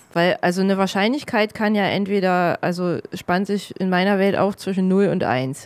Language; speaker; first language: German; native; German